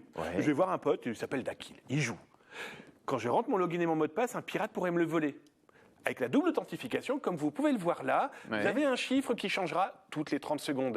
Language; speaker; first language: French; native; French